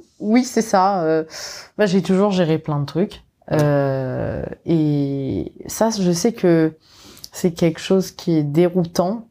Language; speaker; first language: French; non-native, local second language; Morisyen